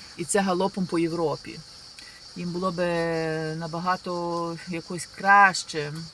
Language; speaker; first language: Ukrainian; native; Ukrainian